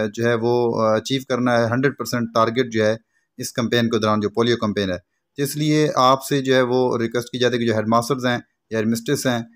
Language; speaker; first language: Urdu; non-native, local second language; Punjabi